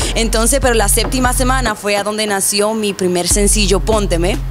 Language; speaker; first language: Spanish; early bilingual, heritage; Spanish